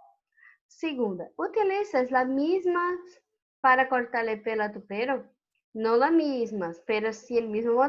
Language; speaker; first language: Spanish; non-native, fluent; Portuguese